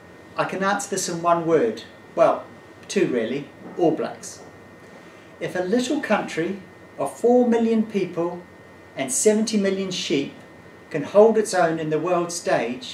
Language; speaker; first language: English; native; English